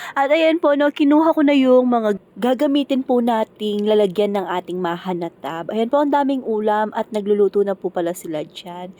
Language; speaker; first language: Filipino; non-native, local second language; Pampanga